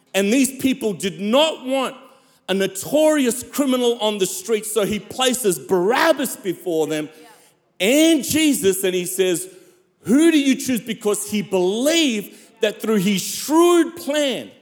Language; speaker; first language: English; native; English